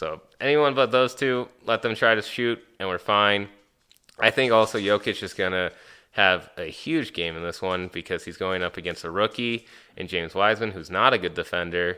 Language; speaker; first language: English; native; English